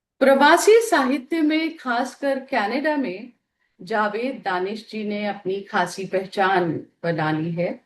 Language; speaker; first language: Hindi; native; Hindi